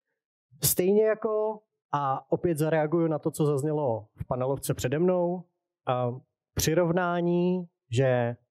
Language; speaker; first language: Czech; native; Czech